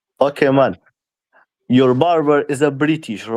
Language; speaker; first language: English; non-native, learner; Persian